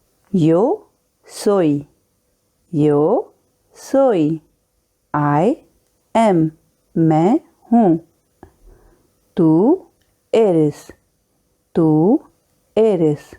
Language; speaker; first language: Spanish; non-native, fluent; Hindi